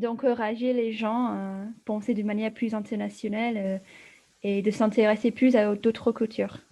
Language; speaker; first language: French; non-native, fluent; English